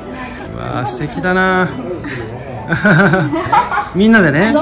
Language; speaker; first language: Japanese; native; Japanese